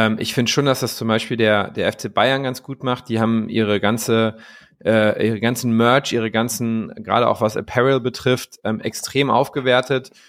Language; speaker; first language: German; native; German